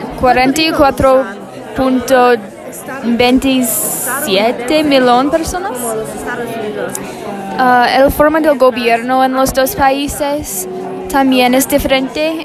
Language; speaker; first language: Spanish; non-native, learner; English